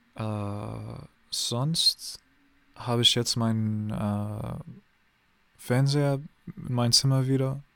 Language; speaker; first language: German; non-native, learner; English